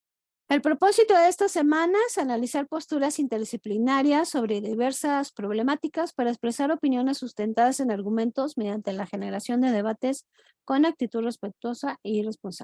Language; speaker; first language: Spanish; native; Spanish